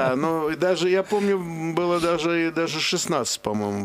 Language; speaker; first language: Russian; non-native, local second language; Azerbaijani